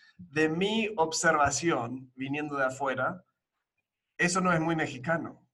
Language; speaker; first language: Spanish; early bilingual, other home language; English